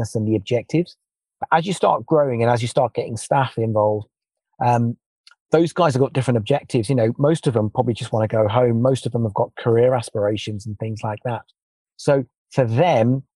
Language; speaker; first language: English; native; English